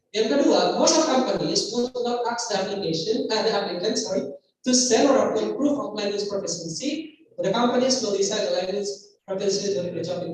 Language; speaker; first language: English; non-native, fluent; Indonesian